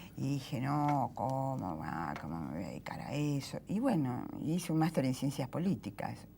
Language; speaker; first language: Spanish; native; Spanish